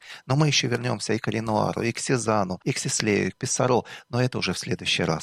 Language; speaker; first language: Russian; native; Russian